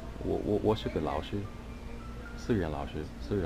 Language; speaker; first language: Chinese; non-native, fluent; English